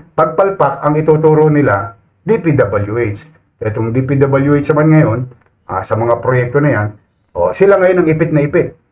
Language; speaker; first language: Filipino; native; Filipino